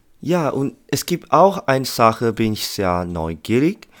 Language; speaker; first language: German; non-native, learner; Chinese